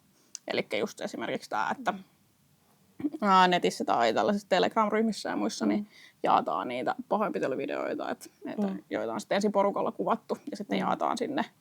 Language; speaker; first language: Finnish; native; Finnish